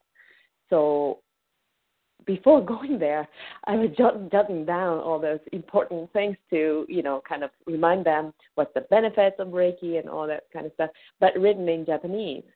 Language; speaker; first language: English; non-native, fluent; Japanese